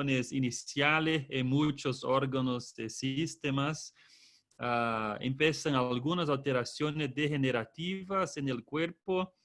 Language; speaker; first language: Spanish; non-native, fluent; Portuguese